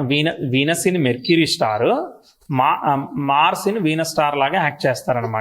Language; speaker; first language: Telugu; native; Telugu